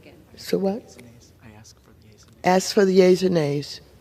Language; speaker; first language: English; native; English